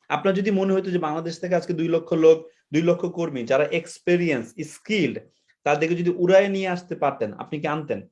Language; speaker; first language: Bangla; native; Bangla